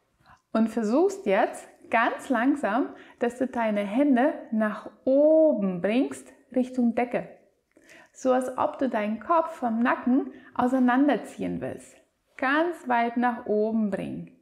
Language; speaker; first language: German; native; German